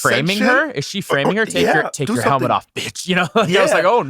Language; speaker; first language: English; native; English